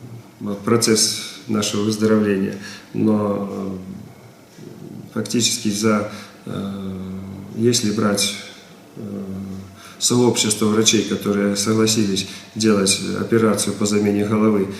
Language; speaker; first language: Russian; native; Russian